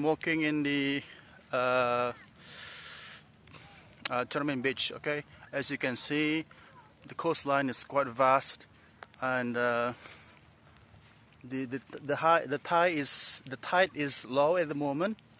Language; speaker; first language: English; non-native, fluent; Indonesian